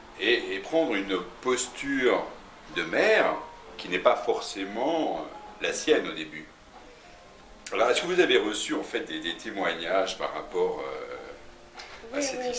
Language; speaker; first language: French; native; French